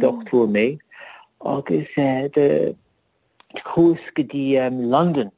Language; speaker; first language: Irish; non-native, learner; English